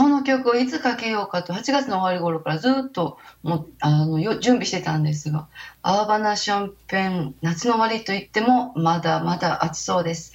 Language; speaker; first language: Japanese; native; Japanese